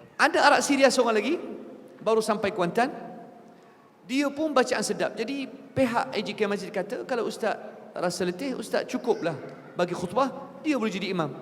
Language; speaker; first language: Malay; non-native, fluent; Arabic